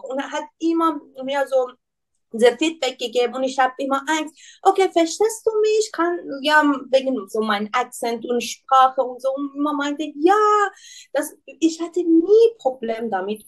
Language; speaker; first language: German; non-native, learner; Persian